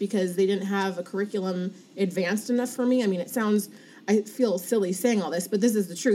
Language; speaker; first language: English; native; English